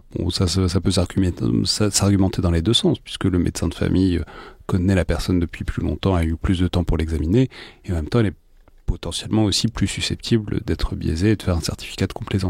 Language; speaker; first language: French; native; French